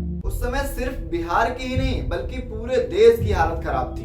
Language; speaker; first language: Hindi; native; Hindi